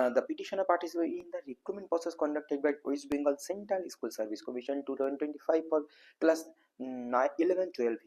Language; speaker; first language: English; non-native, local second language; Bangla